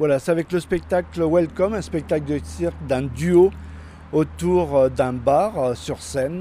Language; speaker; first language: French; native; French